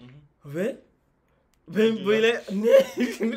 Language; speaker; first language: Turkish; non-native, fluent; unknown